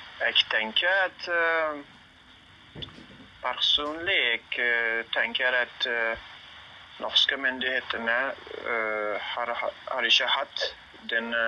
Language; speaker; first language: Norwegian; non-native, learner; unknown